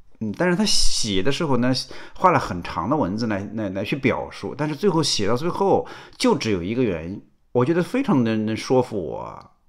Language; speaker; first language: Chinese; native; Chinese